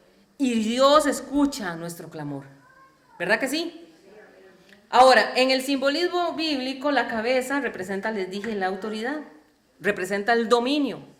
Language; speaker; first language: Spanish; native; Spanish